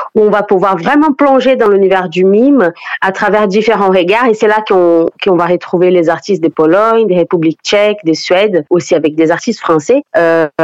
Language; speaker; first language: French; non-native, fluent; Portuguese